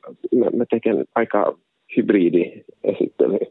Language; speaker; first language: Finnish; non-native, local second language; Swedish